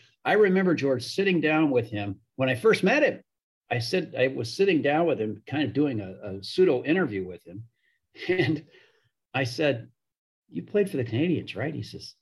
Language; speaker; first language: English; native; English